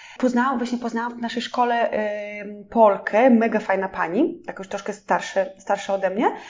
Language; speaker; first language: Polish; non-native, fluent; Russian